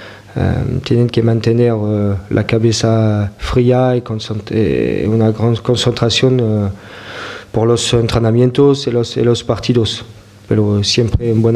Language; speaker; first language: Spanish; non-native, fluent; French